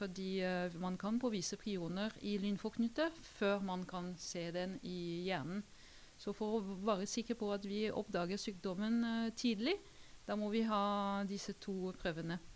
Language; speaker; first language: Norwegian; non-native, fluent; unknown